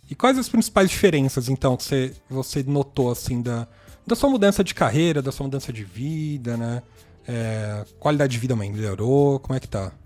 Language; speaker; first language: Portuguese; native; Portuguese